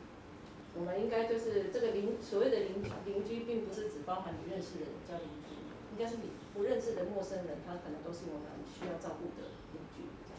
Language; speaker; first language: Chinese; native; Chinese